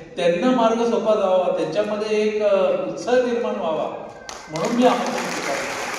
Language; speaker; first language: Marathi; native; Marathi